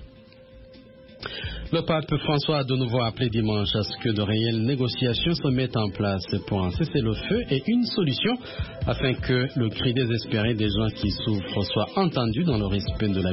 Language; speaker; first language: French; non-native, local second language; Rundi